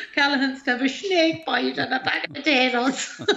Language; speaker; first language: English; native; English